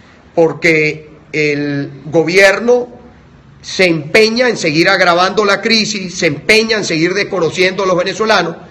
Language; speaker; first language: Spanish; native; Spanish